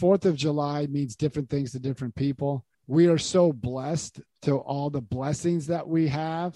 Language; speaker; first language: English; native; English